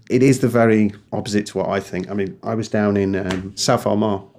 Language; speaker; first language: English; native; English